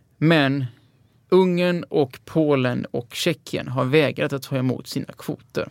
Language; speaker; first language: Swedish; native; Swedish